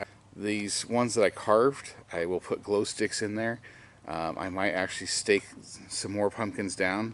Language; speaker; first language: English; native; English